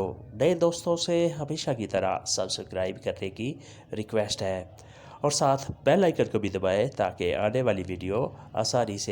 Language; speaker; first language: Hindi; non-native, local second language; Punjabi